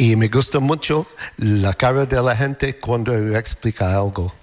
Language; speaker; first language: Spanish; non-native, learner; English